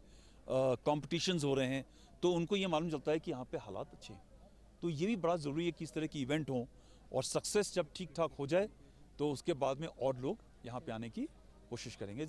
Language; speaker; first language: Hindi; native; Hindi